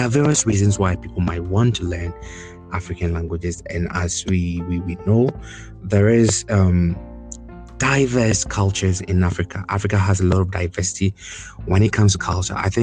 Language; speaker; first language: English; non-native, local second language; Ga